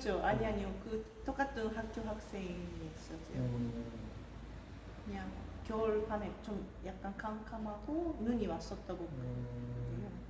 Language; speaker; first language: Korean; non-native, fluent; Japanese